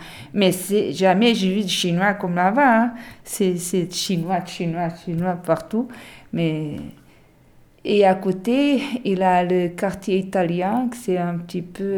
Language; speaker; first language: French; non-native, learner; Portuguese